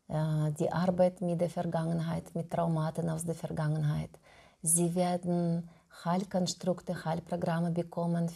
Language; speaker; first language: German; non-native, fluent; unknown